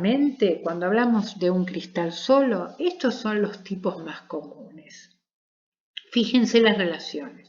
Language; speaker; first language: Spanish; native; Spanish